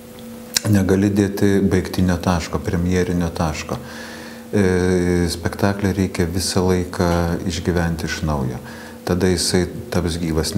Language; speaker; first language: Lithuanian; native; Lithuanian